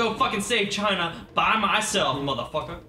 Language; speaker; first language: English; native; English